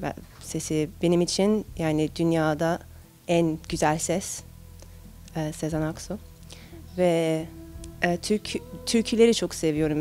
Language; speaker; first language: Turkish; early bilingual, heritage; Turkish